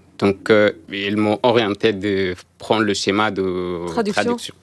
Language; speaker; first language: French; non-native, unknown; Arabic